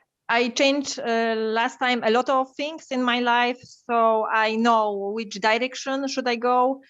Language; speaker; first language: English; non-native, learner; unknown